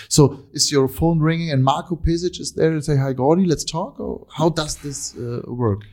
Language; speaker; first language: English; non-native, fluent; German